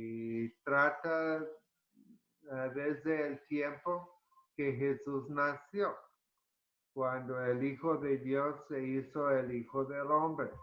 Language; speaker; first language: Spanish; early bilingual, heritage; Spanish